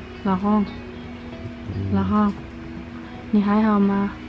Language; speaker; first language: Chinese; non-native, learner; Indonesian